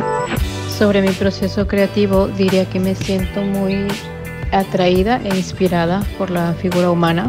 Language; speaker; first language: Spanish; native; Spanish